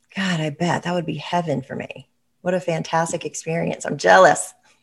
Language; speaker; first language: English; native; English